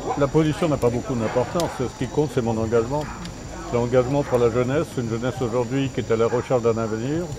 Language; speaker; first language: French; non-native, local second language; German